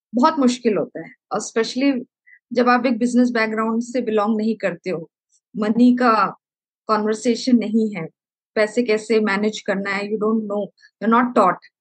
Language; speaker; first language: Hindi; non-native, local second language; Malayalam